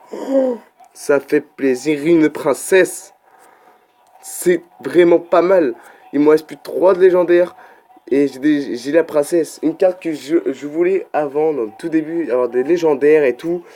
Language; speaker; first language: French; native; French